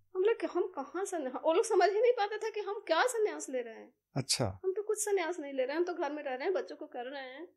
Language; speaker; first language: Hindi; native; Hindi